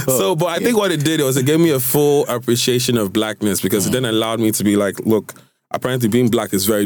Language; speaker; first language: English; non-native, local second language; Igbo